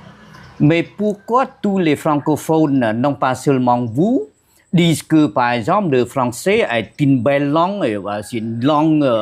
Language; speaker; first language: French; non-native, fluent; Khmer